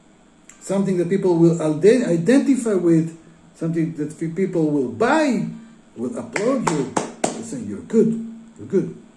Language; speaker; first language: English; non-native, fluent; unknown